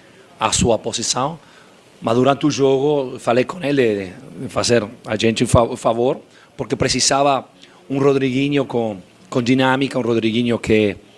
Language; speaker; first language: Portuguese; non-native, fluent; Spanish